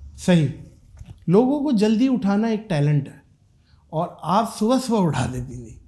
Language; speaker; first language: Urdu; native; Urdu